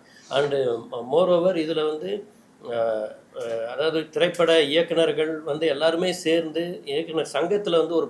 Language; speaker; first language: Tamil; native; Tamil